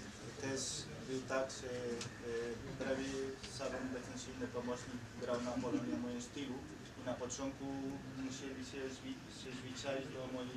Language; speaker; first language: Polish; non-native, learner; Spanish